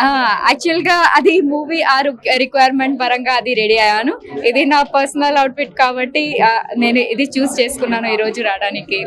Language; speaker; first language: Telugu; non-native, fluent; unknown